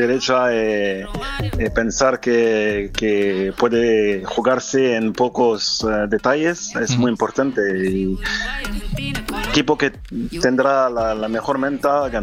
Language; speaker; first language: Spanish; non-native, fluent; French